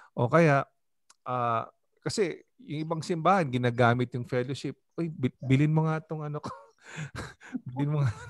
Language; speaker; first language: Filipino; native; Filipino